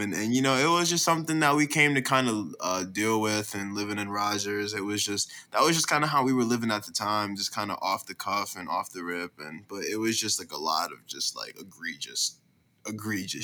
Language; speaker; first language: English; native; English